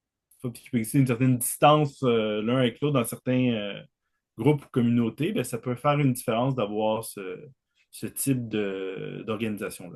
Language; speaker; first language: French; native; French